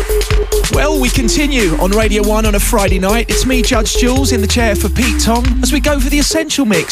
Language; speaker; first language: English; native; English